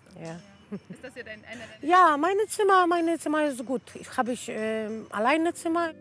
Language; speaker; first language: German; non-native, learner; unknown